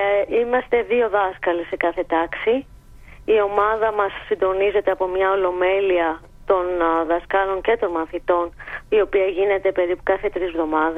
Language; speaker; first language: Greek; native; Greek